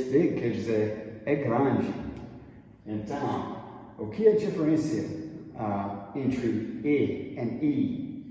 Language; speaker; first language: Portuguese; non-native, fluent; English